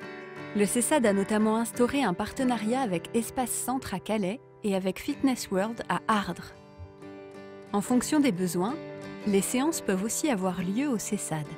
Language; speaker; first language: French; native; French